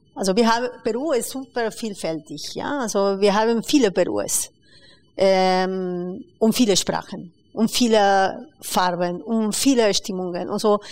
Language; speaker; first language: German; non-native, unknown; Spanish